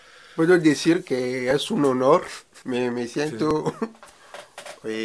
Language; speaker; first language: Spanish; non-native, learner; Ewe